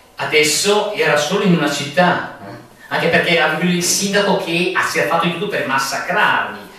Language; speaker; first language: Italian; native; Italian